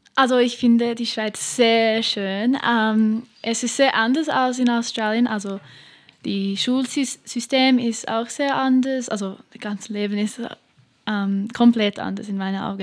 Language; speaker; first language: German; non-native, learner; English